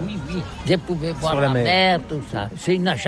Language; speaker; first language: French; non-native, learner; Catalan